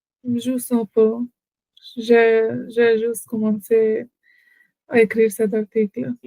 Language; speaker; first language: French; non-native, learner; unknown